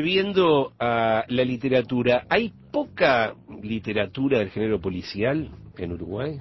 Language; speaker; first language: Spanish; native; Spanish